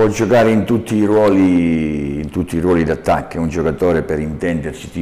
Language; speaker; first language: Italian; native; Italian